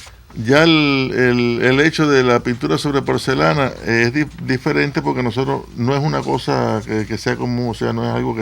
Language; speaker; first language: Spanish; native; Spanish